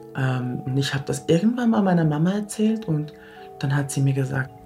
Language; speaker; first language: German; early bilingual, other home language; Japanese